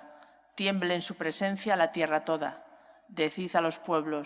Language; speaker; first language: Spanish; native; Spanish